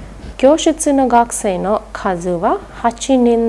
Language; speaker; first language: Japanese; non-native, fluent; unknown